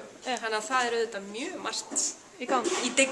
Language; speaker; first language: Icelandic; native; Icelandic